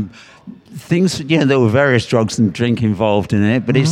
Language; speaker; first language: English; native; English